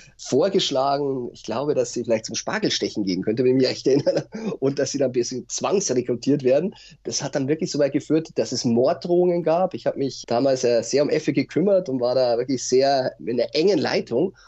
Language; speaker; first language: German; native; German